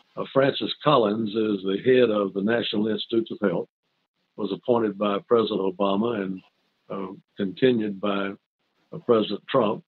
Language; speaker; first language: English; native; English